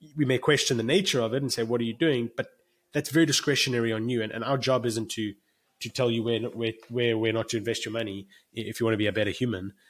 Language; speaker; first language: English; native; English